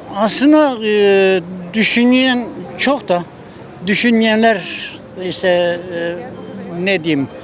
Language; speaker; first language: Turkish; native; Turkish